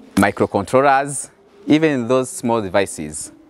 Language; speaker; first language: English; non-native, fluent; Rundi